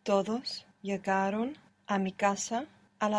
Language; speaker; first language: Spanish; non-native, learner; English